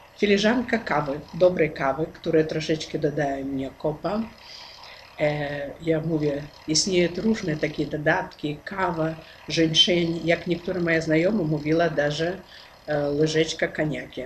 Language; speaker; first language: Polish; non-native, learner; Ukrainian